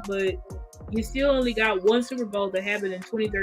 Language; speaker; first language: English; native; English